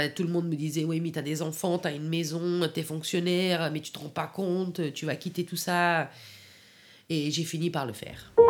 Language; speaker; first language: French; non-native, fluent; Persian